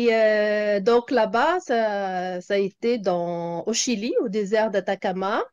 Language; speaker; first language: French; non-native, local second language; Arabic